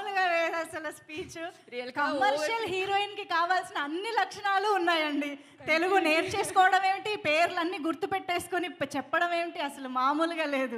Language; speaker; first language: Telugu; native; Telugu